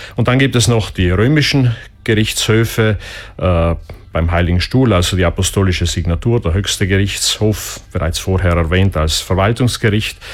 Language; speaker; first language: German; native; German